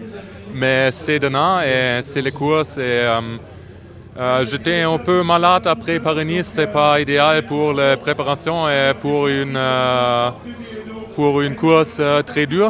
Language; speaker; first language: French; non-native, learner; German